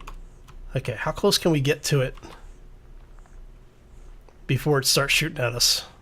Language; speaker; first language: English; native; English